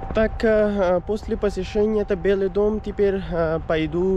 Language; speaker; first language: Russian; non-native, learner; Urdu